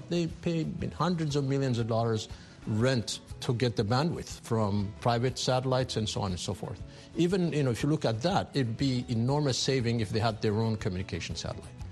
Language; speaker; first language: English; non-native, fluent; Amharic